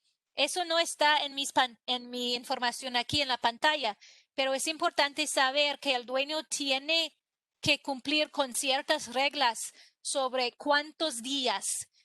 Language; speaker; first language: Spanish; non-native, fluent; English